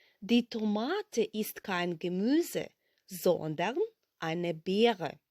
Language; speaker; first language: German; non-native, fluent; Ukrainian